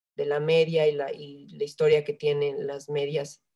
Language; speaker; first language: Spanish; native; Spanish